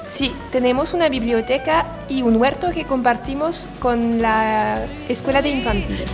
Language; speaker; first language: Spanish; non-native, fluent; French